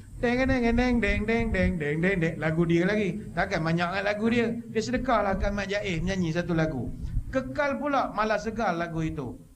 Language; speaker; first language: Malay; native; Malay